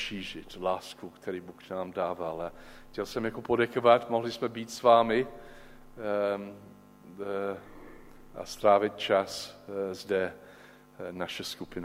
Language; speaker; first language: Czech; non-native, learner; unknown